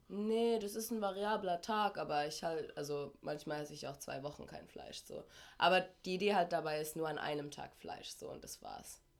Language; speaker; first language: German; early bilingual, heritage; German